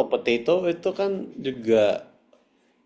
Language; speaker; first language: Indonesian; native; Indonesian